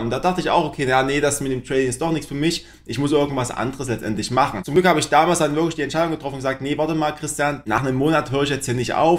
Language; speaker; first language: German; native; German